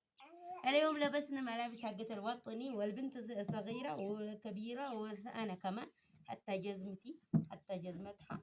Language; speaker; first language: Arabic; early bilingual, other home language; Amharic